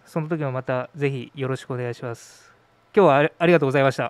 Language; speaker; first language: Japanese; native; Japanese